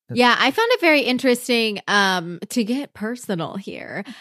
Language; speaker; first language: English; native; English